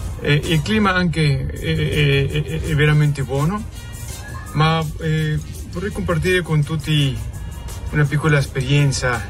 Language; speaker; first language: Italian; non-native, fluent; Spanish